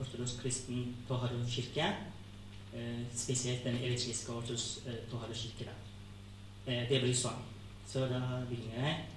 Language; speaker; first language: Norwegian; non-native, fluent; Tigrinya